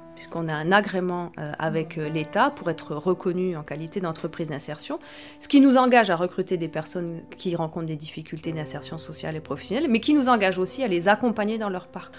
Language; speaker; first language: French; native; French